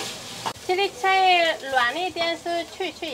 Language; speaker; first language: Chinese; non-native, fluent; Indonesian